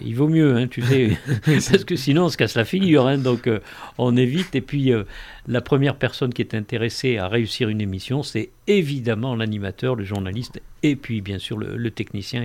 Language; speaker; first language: French; native; French